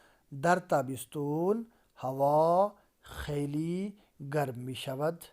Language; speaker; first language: Persian; non-native, fluent; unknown